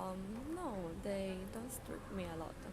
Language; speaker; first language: English; non-native, fluent; Thai